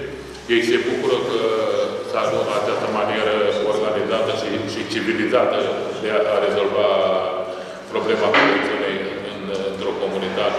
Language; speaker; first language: Romanian; native; Romanian